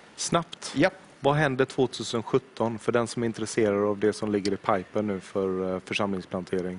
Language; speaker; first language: Swedish; native; Swedish